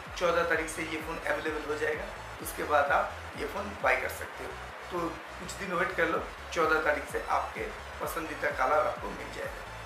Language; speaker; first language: Hindi; non-native, local second language; Bangla